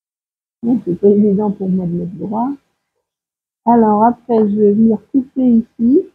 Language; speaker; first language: French; native; French